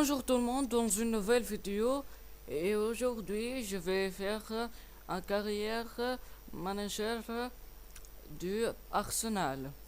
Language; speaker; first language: French; non-native, learner; English